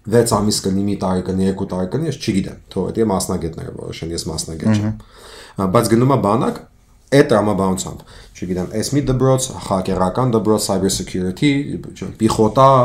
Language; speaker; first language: Armenian; early bilingual, heritage; Armenian